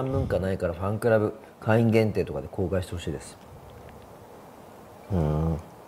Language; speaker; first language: Japanese; native; Japanese